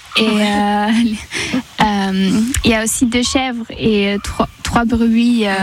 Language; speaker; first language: French; non-native, learner; German